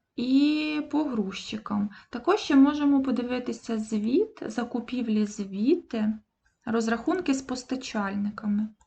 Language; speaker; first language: Ukrainian; native; Ukrainian